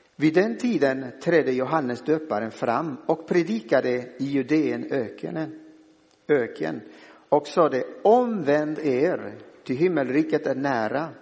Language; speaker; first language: Swedish; non-native, fluent; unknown